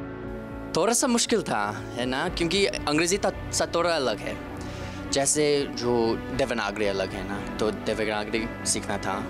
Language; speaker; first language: Hindi; non-native, fluent; English